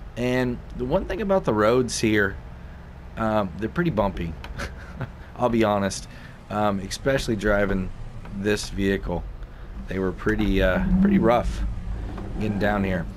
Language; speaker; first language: English; native; English